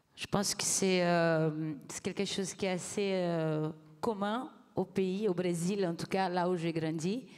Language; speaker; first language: French; non-native, fluent; Portuguese